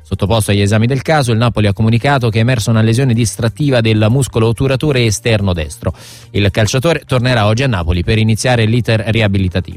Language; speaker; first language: Italian; native; Italian